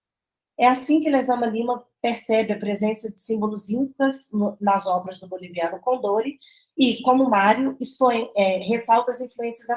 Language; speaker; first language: Portuguese; native; Portuguese